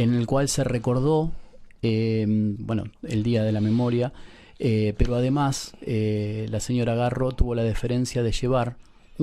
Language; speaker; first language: Spanish; native; Spanish